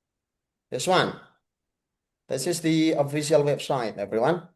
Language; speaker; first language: English; non-native, fluent; Indonesian